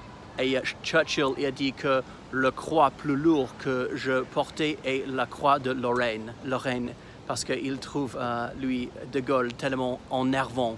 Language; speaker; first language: French; non-native, fluent; English